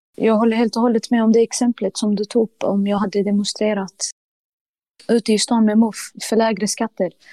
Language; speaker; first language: Swedish; early bilingual, other home language; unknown